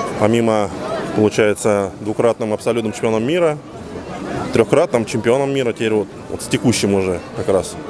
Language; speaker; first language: Russian; native; Russian